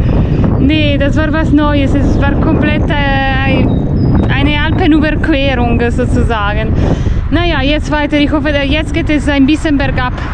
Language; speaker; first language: German; non-native, fluent; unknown